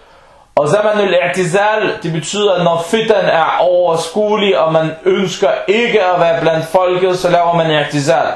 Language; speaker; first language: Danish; early bilingual, other home language; Urdu